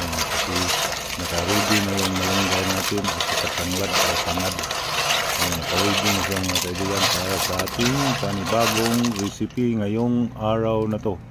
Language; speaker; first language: Filipino; non-native, local second language; Cebuano